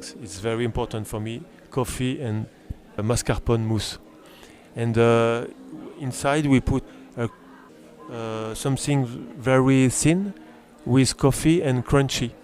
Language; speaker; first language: English; non-native, learner; French